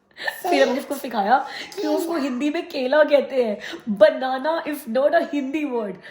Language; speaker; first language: Hindi; native; Hindi